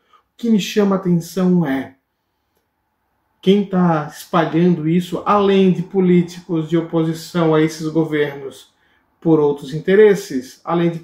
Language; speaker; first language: Portuguese; native; Portuguese